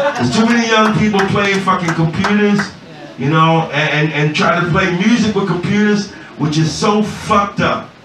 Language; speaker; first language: English; native; English